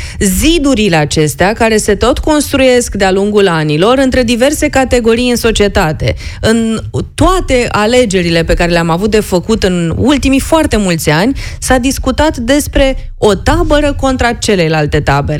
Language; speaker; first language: Romanian; native; Romanian